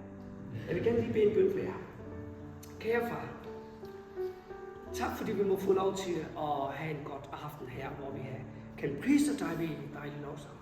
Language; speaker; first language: Danish; non-native, fluent; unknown